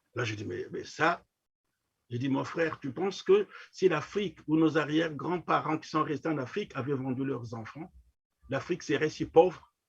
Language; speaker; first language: French; non-native, local second language; Kongo